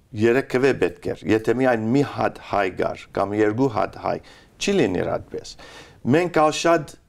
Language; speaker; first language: Armenian; early bilingual, heritage; Armenian